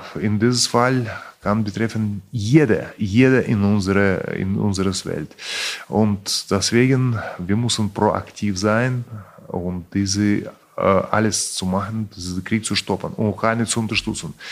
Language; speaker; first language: German; non-native, fluent; Russian